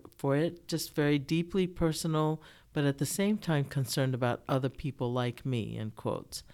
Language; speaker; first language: English; early bilingual, other home language; Japanese